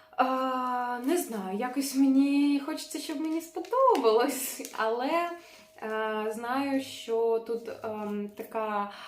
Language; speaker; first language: Ukrainian; non-native, local second language; Russian